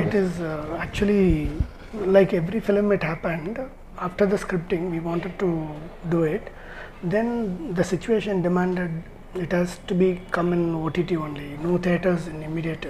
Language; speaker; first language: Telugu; non-native, learner; Tamil